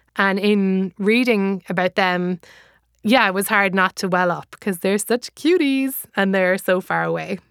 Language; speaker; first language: English; native; English